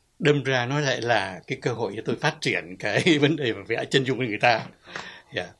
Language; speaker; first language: Vietnamese; native; Vietnamese